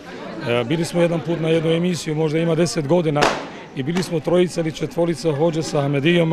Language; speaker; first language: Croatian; non-native, local second language; Albanian